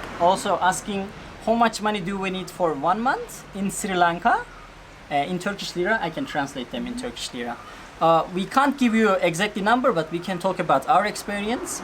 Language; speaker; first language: English; non-native, fluent; Turkish